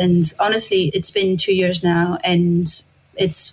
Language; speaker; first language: English; non-native, fluent; French